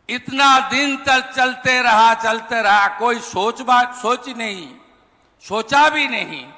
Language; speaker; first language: Hindi; non-native, local second language; Bangla